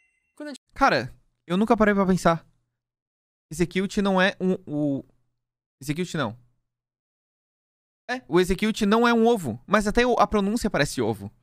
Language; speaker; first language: Portuguese; native; Portuguese